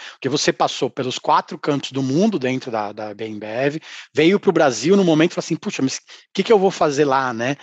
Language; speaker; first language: Portuguese; native; Portuguese